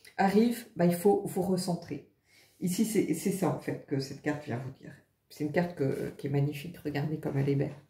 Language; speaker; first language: French; native; French